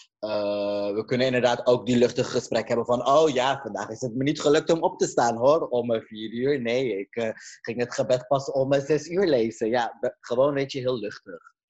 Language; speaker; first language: Dutch; early bilingual, other home language; Caribbean Hindustani